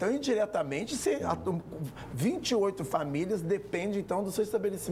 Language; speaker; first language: Portuguese; native; Portuguese